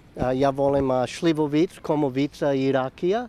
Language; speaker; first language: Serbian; non-native, learner; English